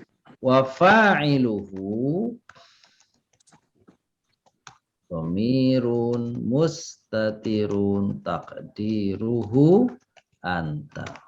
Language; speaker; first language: Arabic; non-native, fluent; Indonesian